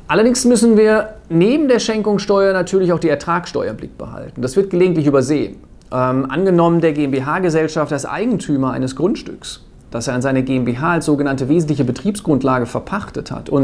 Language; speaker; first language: German; native; German